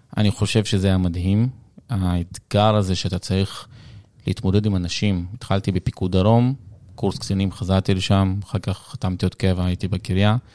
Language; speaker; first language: Hebrew; early bilingual, other home language; Russian